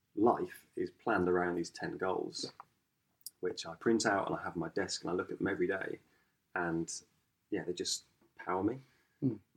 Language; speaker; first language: English; native; English